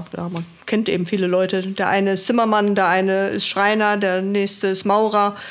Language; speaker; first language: German; native; German